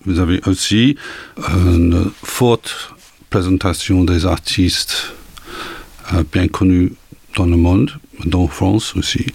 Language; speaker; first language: French; non-native, learner; English